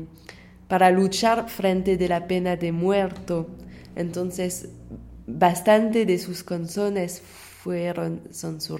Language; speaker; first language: Spanish; non-native, fluent; French